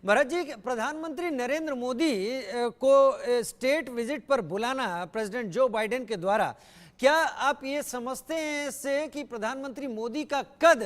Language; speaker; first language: Hindi; native; Hindi